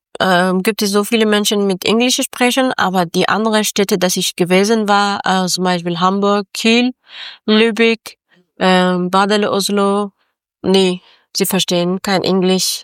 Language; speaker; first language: German; non-native, learner; Persian